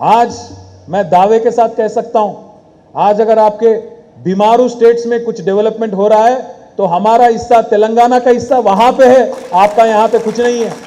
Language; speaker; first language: Hindi; non-native, local second language; Telugu